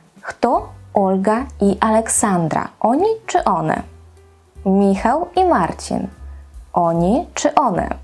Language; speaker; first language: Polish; non-native, fluent; Ukrainian